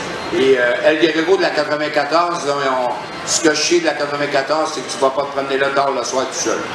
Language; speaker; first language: French; native; French